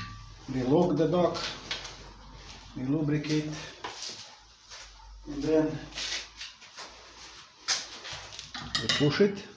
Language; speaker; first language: English; non-native, learner; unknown